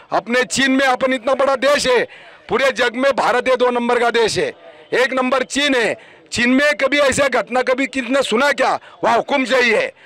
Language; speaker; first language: Hindi; non-native, local second language; Marathi